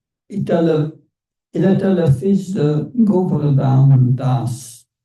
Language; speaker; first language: French; non-native, fluent; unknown